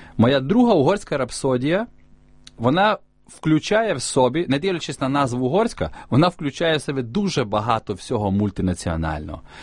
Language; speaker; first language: Ukrainian; native; Ukrainian